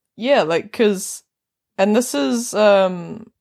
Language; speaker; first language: English; native; English